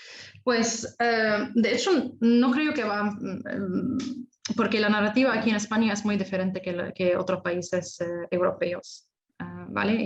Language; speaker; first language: Spanish; non-native, fluent; Arabic